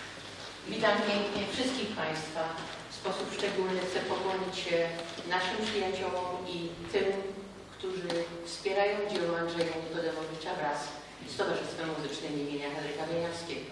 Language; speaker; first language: Polish; native; Polish